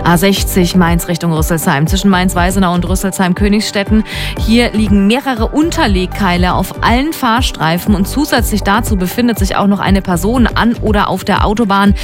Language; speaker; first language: German; native; German